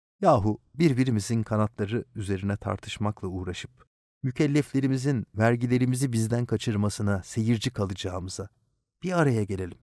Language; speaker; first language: Turkish; native; Turkish